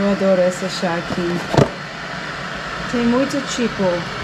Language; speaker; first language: Portuguese; non-native, fluent; English